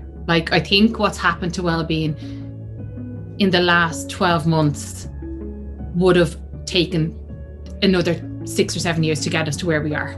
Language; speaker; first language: English; native; English